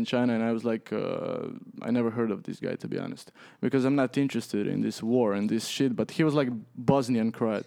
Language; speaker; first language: English; non-native, fluent; Croatian